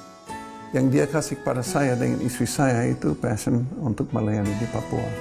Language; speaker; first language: Indonesian; non-native, fluent; English